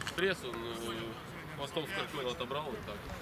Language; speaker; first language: Russian; native; Russian